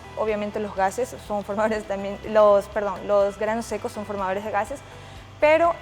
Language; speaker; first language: Spanish; native; Spanish